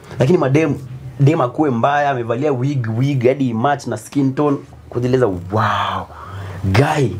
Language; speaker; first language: Swahili; native; Swahili